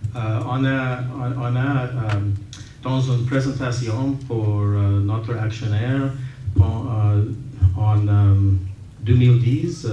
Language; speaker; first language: French; non-native, learner; English